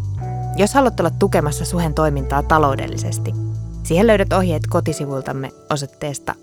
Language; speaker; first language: Finnish; native; Finnish